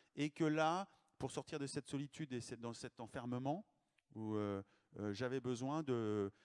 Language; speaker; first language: French; native; French